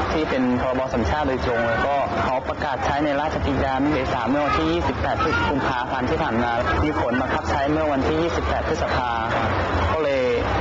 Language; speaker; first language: Thai; non-native, local second language; Akha